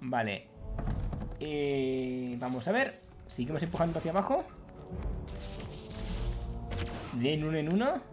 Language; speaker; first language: Spanish; native; Spanish